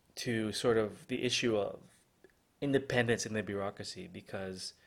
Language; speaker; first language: English; non-native, local second language; Filipino